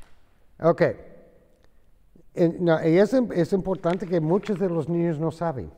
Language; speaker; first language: Spanish; non-native, fluent; English